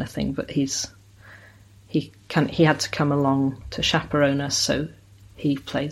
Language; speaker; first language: English; native; English